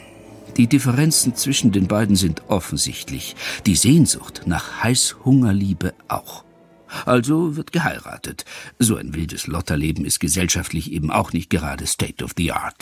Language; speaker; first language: German; native; German